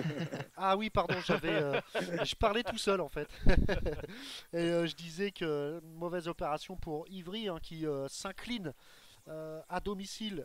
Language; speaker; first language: French; native; French